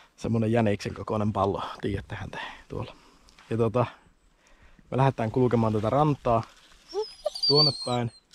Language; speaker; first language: Finnish; native; Finnish